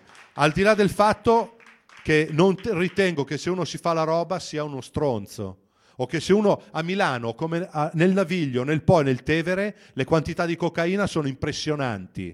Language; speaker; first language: Italian; native; Italian